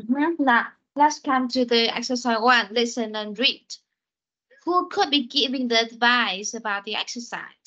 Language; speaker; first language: English; non-native, fluent; Vietnamese